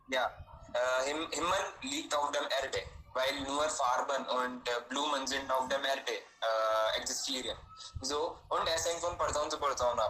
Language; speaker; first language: German; non-native, learner; Hindi